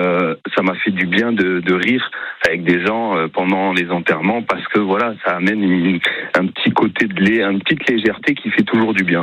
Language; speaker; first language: French; native; French